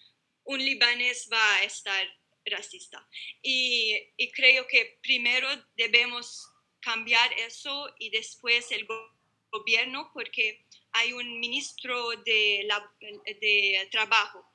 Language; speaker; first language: Spanish; non-native, learner; Arabic